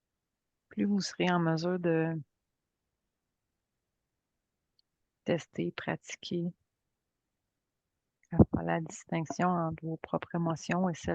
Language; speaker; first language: French; native; French